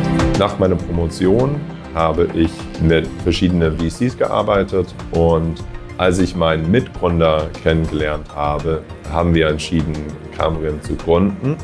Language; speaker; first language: German; non-native, fluent; English